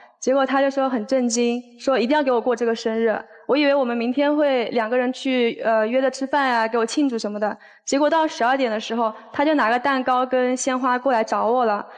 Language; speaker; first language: Chinese; native; Chinese